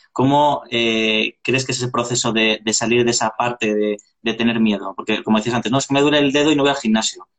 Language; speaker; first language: Spanish; native; Spanish